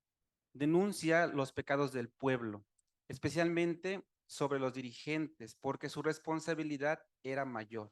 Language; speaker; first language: Spanish; native; Spanish